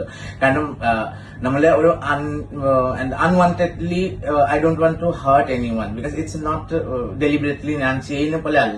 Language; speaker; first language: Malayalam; non-native, fluent; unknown